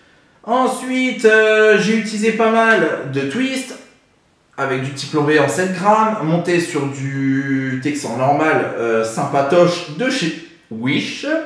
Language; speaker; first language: French; native; French